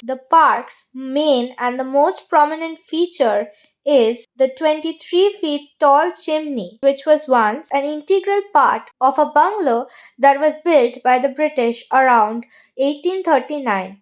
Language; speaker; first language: English; non-native, local second language; Bangla